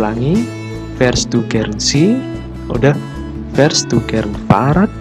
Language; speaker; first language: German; non-native, learner; Indonesian